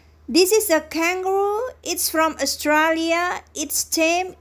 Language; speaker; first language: English; non-native, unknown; Indonesian